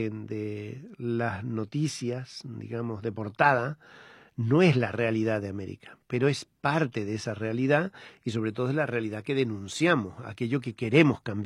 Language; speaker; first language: Spanish; native; Spanish